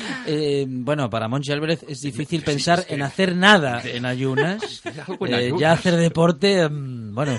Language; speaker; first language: Spanish; native; Spanish